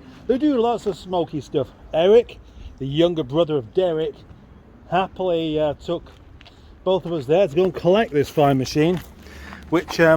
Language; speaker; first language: English; native; English